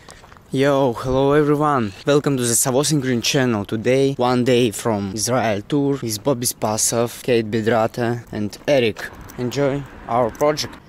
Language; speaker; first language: English; non-native, learner; Russian